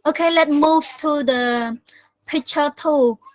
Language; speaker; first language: English; non-native, learner; Khmer